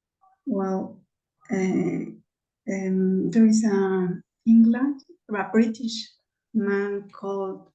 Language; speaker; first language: English; non-native, learner; Spanish